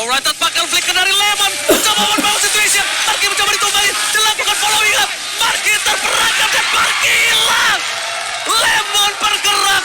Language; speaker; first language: Indonesian; native; Indonesian